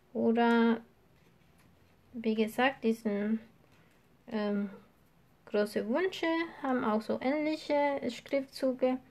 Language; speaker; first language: German; non-native, fluent; Spanish